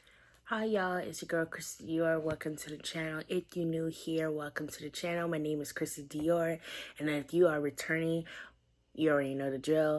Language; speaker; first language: English; native; English